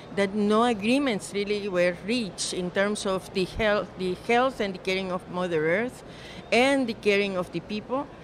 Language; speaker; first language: English; non-native, fluent; Spanish